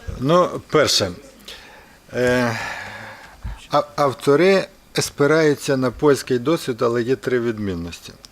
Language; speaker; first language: Ukrainian; non-native, local second language; Russian